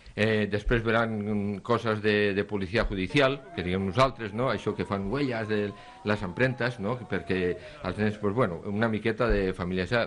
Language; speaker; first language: Catalan; non-native, local second language; Spanish